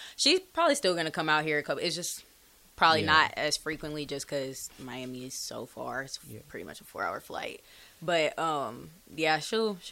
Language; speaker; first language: English; native; English